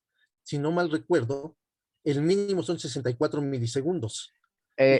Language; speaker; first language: Spanish; native; Spanish